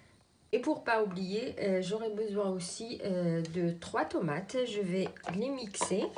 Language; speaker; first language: French; non-native, local second language; Arabic